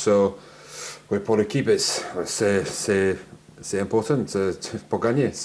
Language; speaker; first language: French; non-native, learner; English